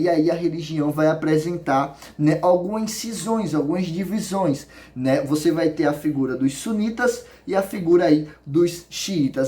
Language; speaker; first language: Portuguese; native; Portuguese